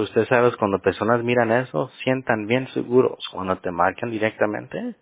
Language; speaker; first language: Spanish; early bilingual, heritage; Spanish